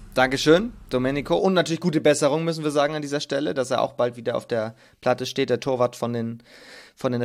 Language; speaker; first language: German; native; German